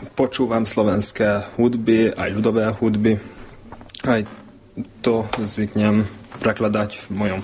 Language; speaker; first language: Slovak; non-native, local second language; Hungarian